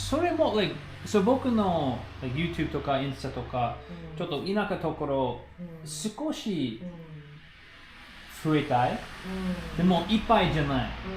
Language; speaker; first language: Japanese; non-native, learner; English